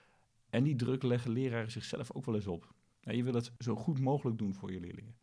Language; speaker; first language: Dutch; native; Dutch